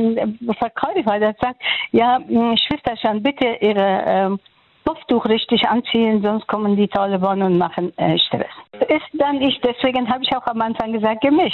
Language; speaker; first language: German; non-native, fluent; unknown